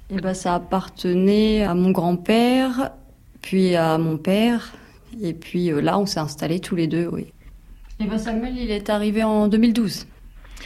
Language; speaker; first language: French; native; French